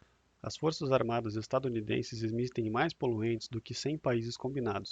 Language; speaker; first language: Portuguese; native; Portuguese